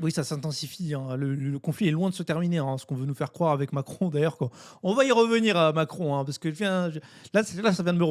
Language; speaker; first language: French; native; French